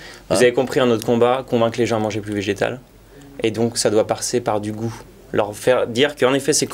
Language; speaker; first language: French; native; French